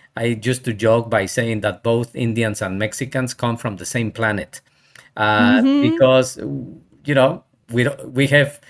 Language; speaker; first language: English; non-native, fluent; Spanish